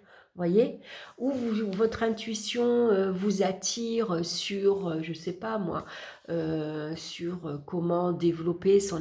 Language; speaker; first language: French; native; French